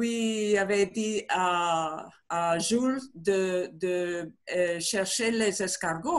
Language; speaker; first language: French; non-native, learner; Spanish